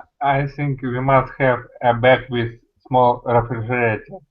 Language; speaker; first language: English; non-native, learner; Russian